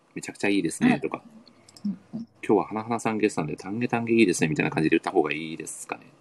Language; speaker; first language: Japanese; native; Japanese